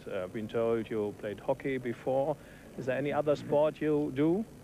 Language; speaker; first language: English; non-native, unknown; German